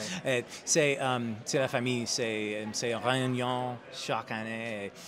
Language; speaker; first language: French; non-native, learner; English